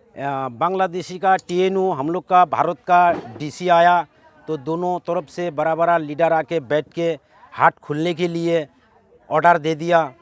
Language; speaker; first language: Hindi; non-native, local second language; Bangla